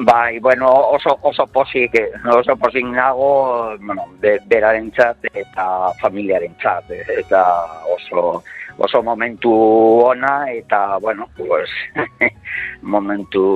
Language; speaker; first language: Basque; non-native, local second language; Spanish